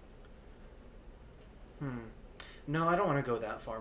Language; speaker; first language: English; early bilingual, other home language; Spanish